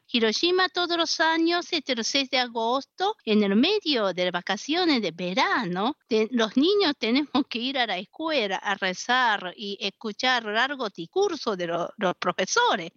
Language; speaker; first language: Spanish; non-native, fluent; Japanese